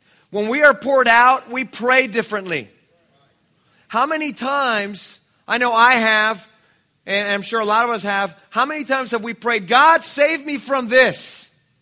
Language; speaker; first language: English; non-native, fluent; Spanish